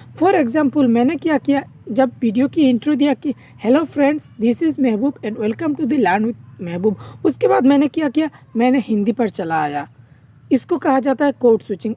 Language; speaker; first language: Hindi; non-native, local second language; Bangla